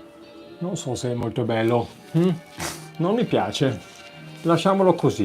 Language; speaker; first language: Italian; non-native, fluent; German